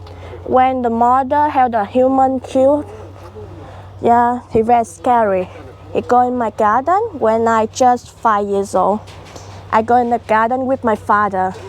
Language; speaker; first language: English; non-native, learner; Vietnamese